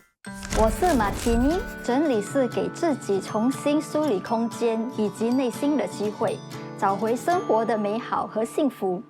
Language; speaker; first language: Chinese; native; Chinese